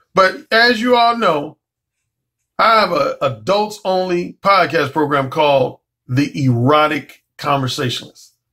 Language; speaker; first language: English; native; English